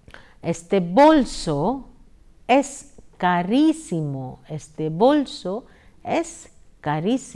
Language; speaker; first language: Spanish; non-native, fluent; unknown